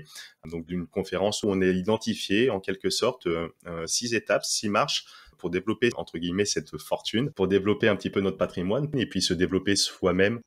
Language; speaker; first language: French; native; French